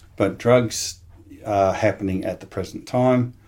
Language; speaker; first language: English; native; English